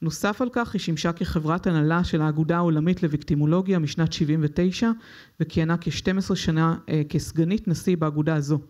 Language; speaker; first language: Hebrew; native; Hebrew